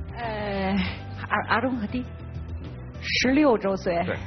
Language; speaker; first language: Chinese; native; Chinese